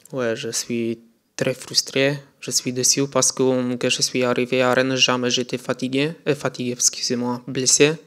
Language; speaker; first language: French; non-native, learner; Polish